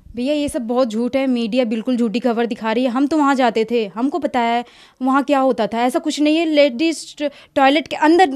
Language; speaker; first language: Hindi; native; Hindi